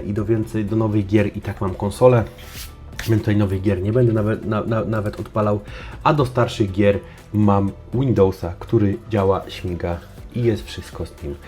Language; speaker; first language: Polish; native; Polish